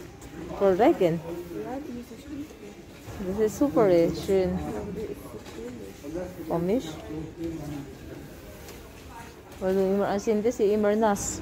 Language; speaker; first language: German; non-native, learner; Filipino